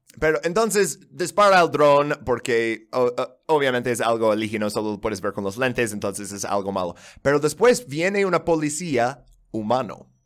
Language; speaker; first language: Spanish; non-native, fluent; English